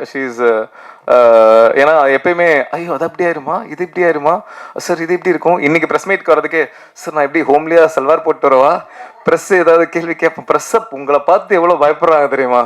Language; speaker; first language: Tamil; native; Tamil